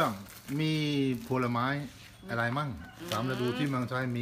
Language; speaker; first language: Thai; non-native, fluent; Danish